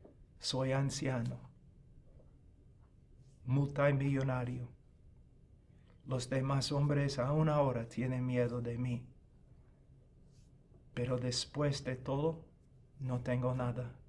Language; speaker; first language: Spanish; non-native, fluent; English